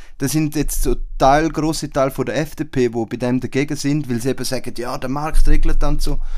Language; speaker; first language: German; native; German